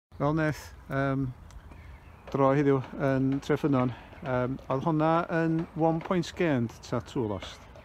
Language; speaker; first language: Welsh; native; Welsh